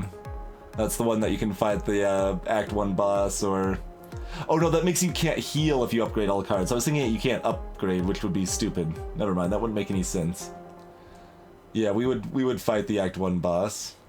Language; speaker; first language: English; native; English